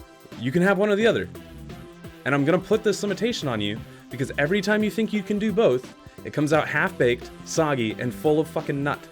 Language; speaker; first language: English; native; English